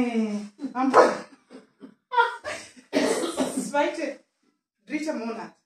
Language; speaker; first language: German; non-native, learner; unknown